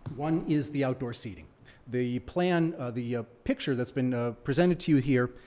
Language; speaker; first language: English; native; English